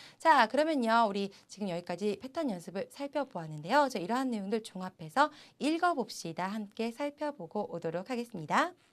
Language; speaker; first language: Korean; native; Korean